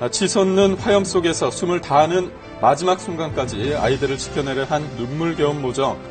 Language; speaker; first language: Korean; native; Korean